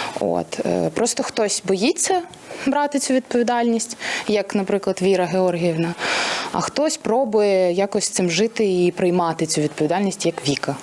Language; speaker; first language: Ukrainian; native; Ukrainian